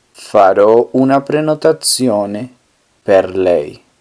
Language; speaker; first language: Italian; non-native, fluent; Spanish